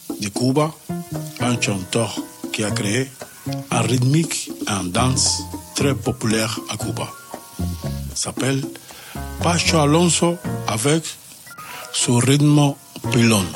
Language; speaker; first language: French; non-native, learner; Spanish